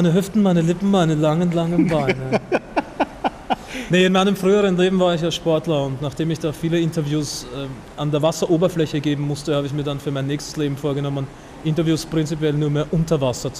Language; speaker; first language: German; native; German